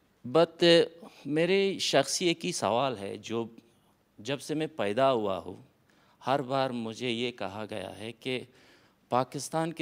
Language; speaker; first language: Hindi; non-native, fluent; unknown